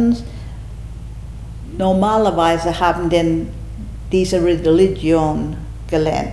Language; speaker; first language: German; non-native, learner; English